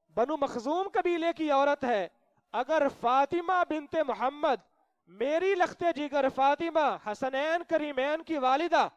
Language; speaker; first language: Urdu; non-native, local second language; Punjabi